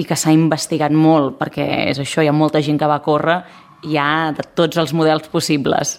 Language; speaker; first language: Catalan; native; Catalan